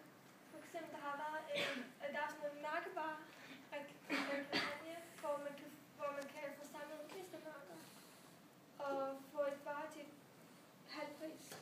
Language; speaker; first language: Danish; non-native, learner; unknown